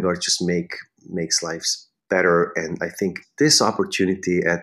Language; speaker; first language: English; non-native, fluent; Hungarian